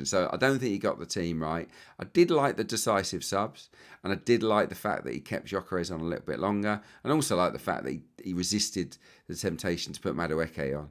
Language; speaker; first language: English; native; English